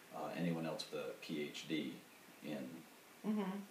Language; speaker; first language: English; native; English